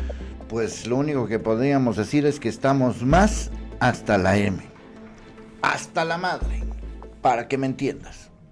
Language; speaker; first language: Spanish; native; Spanish